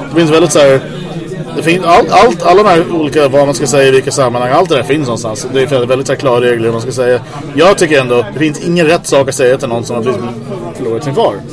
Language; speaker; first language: Swedish; native; Swedish